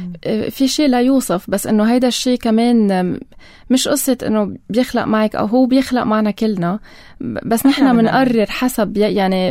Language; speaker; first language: Arabic; native; Arabic